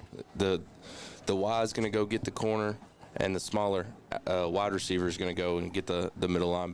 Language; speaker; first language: English; native; English